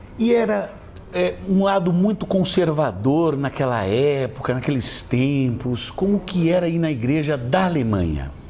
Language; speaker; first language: Portuguese; native; Portuguese